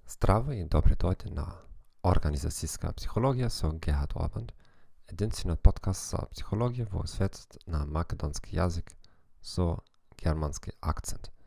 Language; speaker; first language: Macedonian; non-native, fluent; German